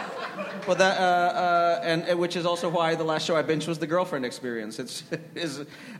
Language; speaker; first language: English; non-native, fluent; Spanish